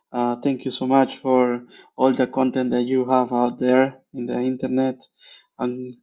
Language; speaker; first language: English; non-native, fluent; Spanish